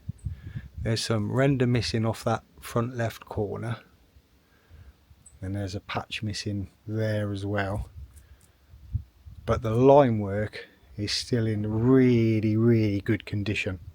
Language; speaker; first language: English; native; English